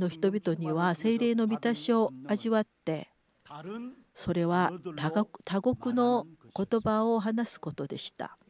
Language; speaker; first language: Japanese; non-native, fluent; Korean